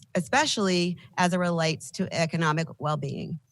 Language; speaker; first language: English; native; English